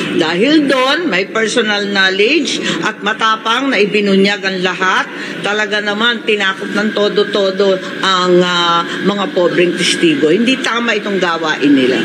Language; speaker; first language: Filipino; native; Filipino